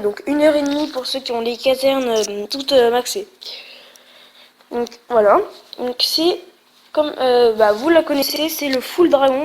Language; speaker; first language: French; native; French